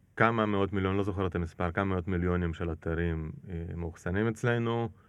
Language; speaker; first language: Hebrew; non-native, fluent; Russian